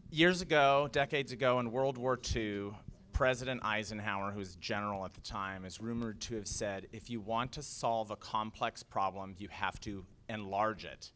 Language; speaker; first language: English; native; English